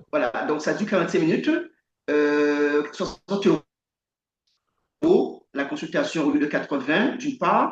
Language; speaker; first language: French; native; French